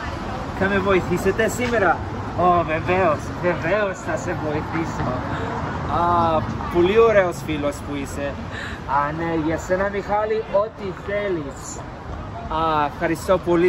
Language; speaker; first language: Greek; early bilingual, heritage; English